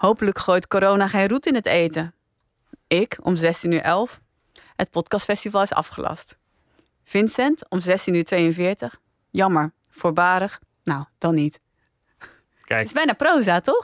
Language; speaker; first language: Dutch; native; Dutch